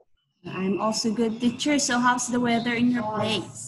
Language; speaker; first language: English; non-native, fluent; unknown